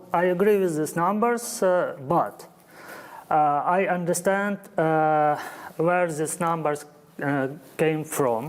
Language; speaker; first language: English; non-native, fluent; Ukrainian